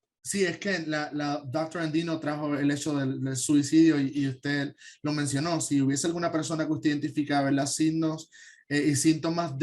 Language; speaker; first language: Spanish; native; Spanish